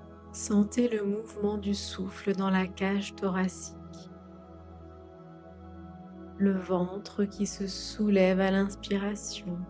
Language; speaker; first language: French; native; French